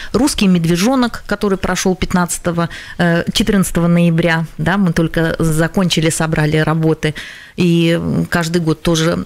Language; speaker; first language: Russian; non-native, local second language; Latvian